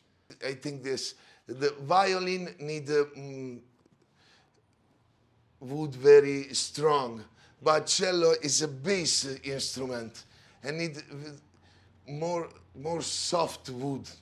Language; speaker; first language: English; non-native, learner; Italian